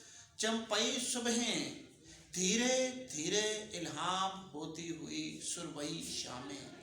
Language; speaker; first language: Urdu; native; Urdu